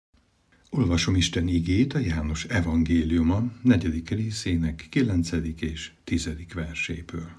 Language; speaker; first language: Hungarian; native; Hungarian